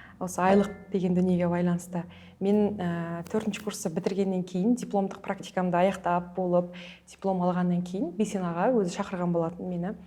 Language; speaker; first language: Kazakh; early bilingual, heritage; Kazakh